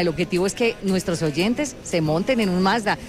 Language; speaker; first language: Spanish; native; Spanish